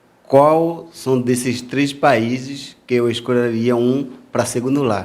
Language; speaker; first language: Portuguese; non-native, fluent; Haitian Creole